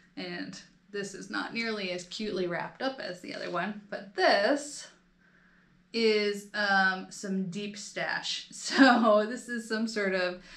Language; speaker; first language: English; native; English